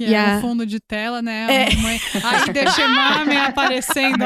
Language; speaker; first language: Portuguese; native; Portuguese